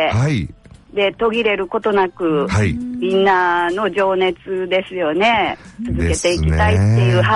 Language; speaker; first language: Japanese; native; Japanese